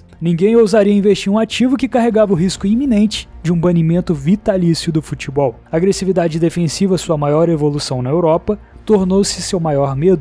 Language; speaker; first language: Portuguese; native; Portuguese